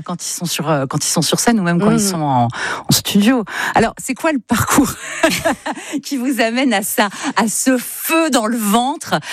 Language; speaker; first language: French; native; French